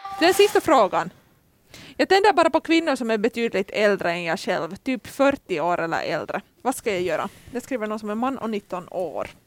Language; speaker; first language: Swedish; native; Swedish